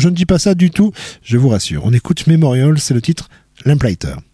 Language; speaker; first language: French; native; French